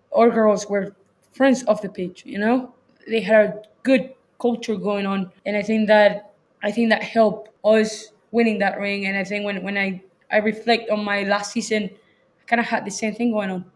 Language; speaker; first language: English; non-native, fluent; Spanish